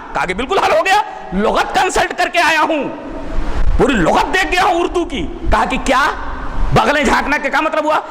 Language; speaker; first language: Urdu; native; Urdu